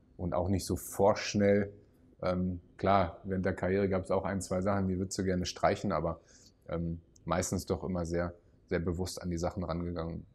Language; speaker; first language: German; native; German